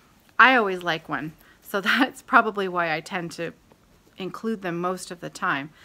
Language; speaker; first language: English; native; English